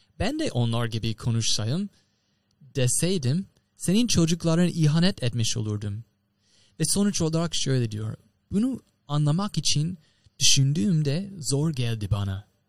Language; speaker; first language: Turkish; non-native, fluent; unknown